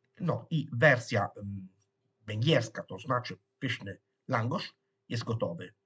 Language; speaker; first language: Polish; non-native, fluent; Italian